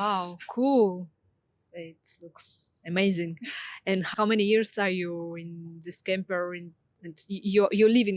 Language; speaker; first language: English; non-native, fluent; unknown